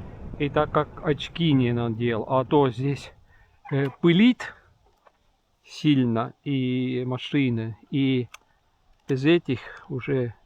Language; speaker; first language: Russian; non-native, local second language; Estonian